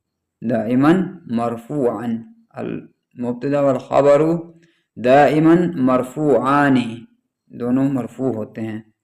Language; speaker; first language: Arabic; non-native, fluent; Urdu